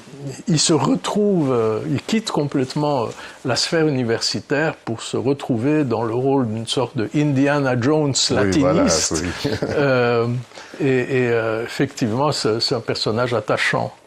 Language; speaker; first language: French; early bilingual, other home language; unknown